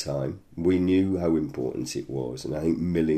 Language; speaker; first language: English; native; English